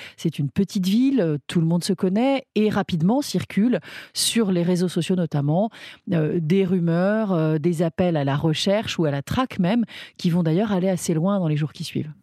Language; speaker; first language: French; native; French